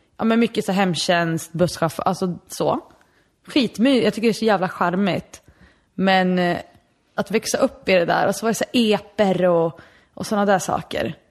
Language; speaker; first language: Swedish; early bilingual, other home language; Arabic